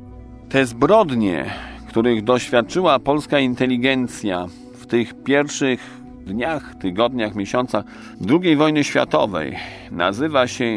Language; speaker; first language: Polish; native; Polish